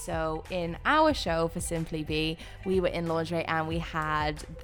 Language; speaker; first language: English; native; English